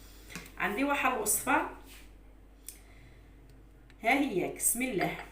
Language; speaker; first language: Arabic; native; Arabic